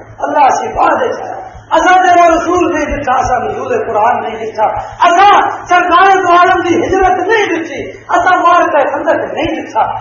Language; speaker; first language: Urdu; non-native, local second language; Punjabi